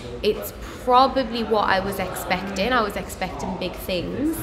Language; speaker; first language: English; native; English